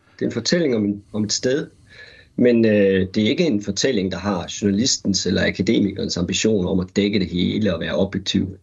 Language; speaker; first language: Danish; native; Danish